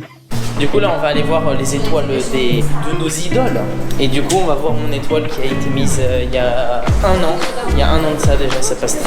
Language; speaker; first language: French; native; French